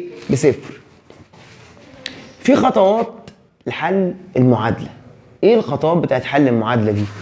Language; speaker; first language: Arabic; native; Arabic